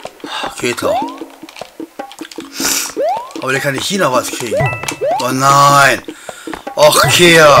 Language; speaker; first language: German; native; German